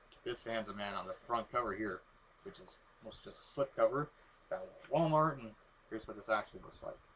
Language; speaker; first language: English; native; English